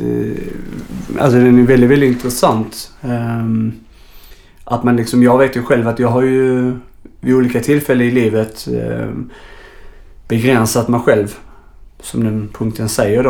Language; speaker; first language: Swedish; native; Swedish